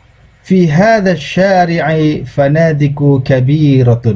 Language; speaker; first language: Arabic; non-native, fluent; Indonesian